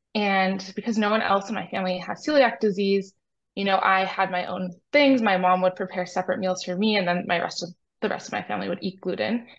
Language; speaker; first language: English; native; English